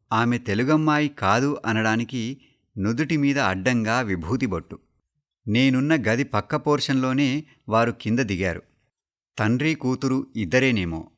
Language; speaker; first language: Telugu; native; Telugu